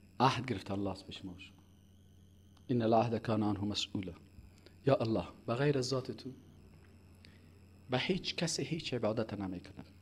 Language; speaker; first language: Persian; native; Persian